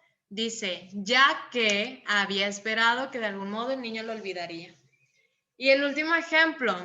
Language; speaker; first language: Spanish; native; Spanish